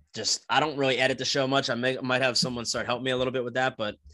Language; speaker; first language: English; native; English